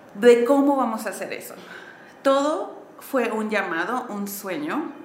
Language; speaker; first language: Spanish; early bilingual, heritage; Spanish